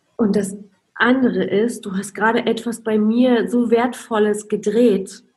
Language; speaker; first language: German; non-native, fluent; Polish